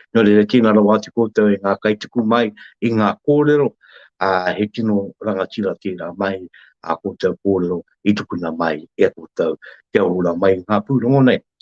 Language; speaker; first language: Māori; native; Māori